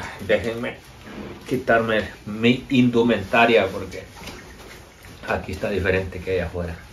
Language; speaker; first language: Spanish; native; Spanish